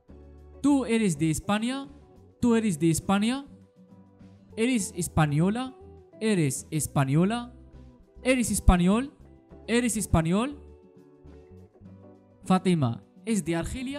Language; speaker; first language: Spanish; non-native, fluent; Arabic